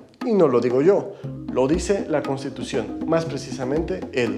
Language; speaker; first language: Spanish; native; Spanish